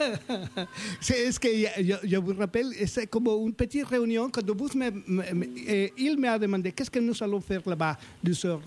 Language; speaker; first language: French; non-native, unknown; Spanish